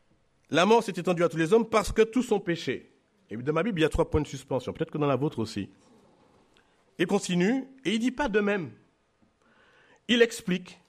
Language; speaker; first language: French; native; French